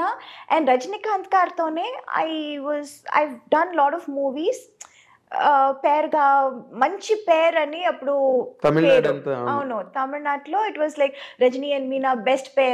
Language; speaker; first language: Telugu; non-native, local second language; Tamil